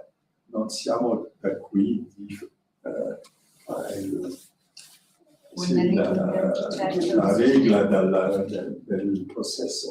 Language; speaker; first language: Italian; non-native, learner; French